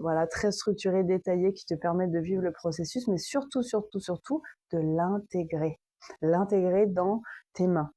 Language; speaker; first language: French; native; French